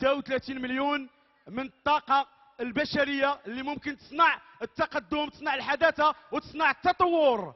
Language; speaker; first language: Arabic; native; Arabic